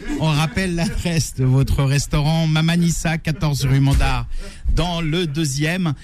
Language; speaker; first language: French; native; French